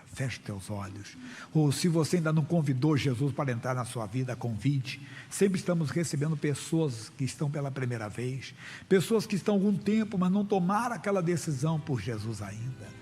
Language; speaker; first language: Portuguese; native; Portuguese